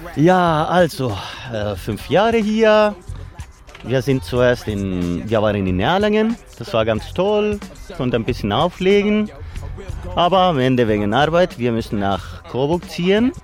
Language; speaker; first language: German; non-native, learner; Spanish